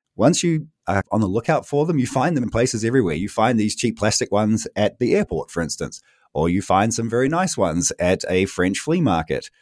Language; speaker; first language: English; native; English